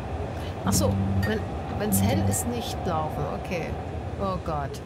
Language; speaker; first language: German; native; German